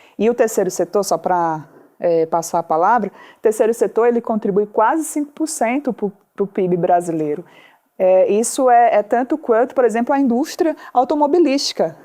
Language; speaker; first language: Portuguese; native; Portuguese